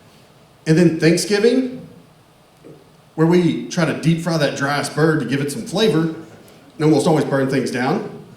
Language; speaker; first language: English; native; English